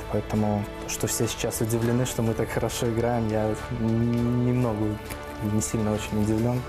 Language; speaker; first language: Russian; native; Russian